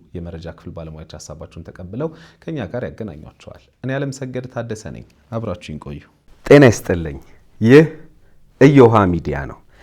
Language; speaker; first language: Amharic; native; Amharic